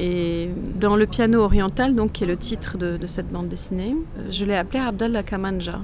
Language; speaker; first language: French; non-native, local second language; Arabic